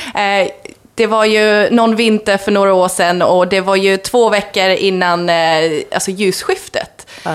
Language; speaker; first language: Swedish; non-native, fluent; English